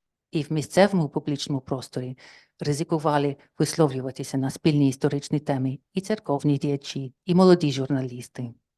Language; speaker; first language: Ukrainian; non-native, fluent; English